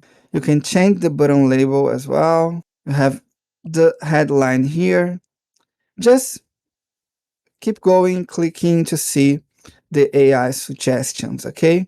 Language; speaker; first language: English; non-native, fluent; Portuguese